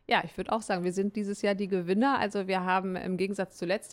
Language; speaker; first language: German; native; German